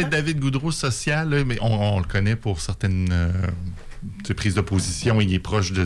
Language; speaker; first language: French; native; French